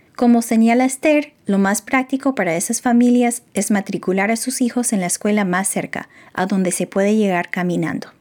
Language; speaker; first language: Spanish; non-native, fluent; English